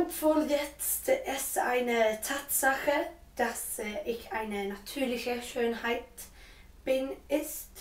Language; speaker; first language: German; non-native, learner; Swedish